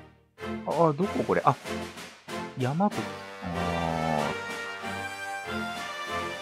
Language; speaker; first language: Japanese; native; Japanese